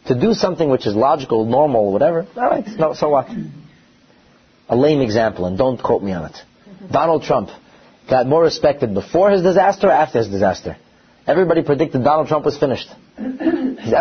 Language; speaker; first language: English; native; English